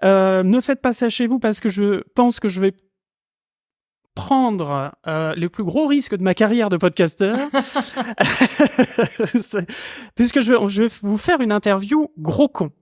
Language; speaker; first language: French; native; French